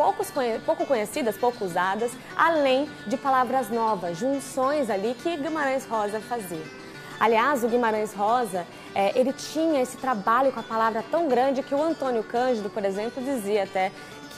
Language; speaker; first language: Portuguese; native; Portuguese